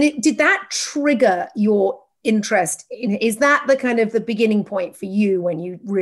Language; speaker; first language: English; native; English